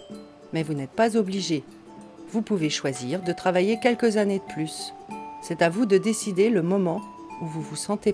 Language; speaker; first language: French; native; French